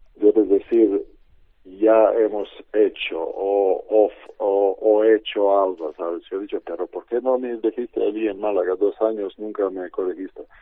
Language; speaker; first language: Spanish; non-native, fluent; Croatian